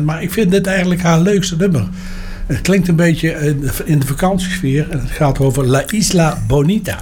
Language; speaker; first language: Dutch; native; Dutch